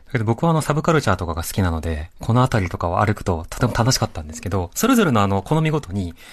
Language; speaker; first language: Japanese; native; Japanese